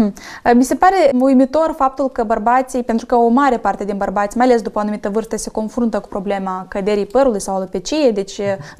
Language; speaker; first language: Romanian; native; Romanian